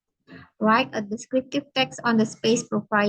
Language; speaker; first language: English; non-native, learner; Indonesian